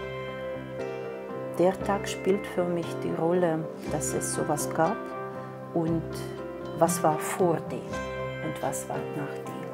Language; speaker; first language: German; non-native, fluent; Russian